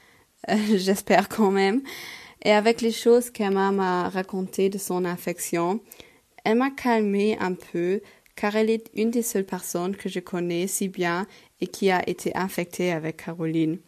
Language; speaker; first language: French; non-native, local second language; Luxembourgish